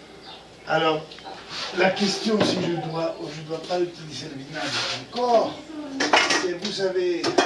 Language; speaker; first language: French; non-native, fluent; Spanish